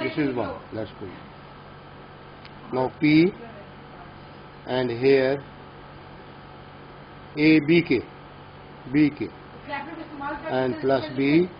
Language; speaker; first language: English; non-native, local second language; Urdu